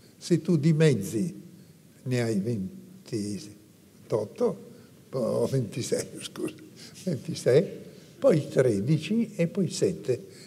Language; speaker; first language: Italian; native; Italian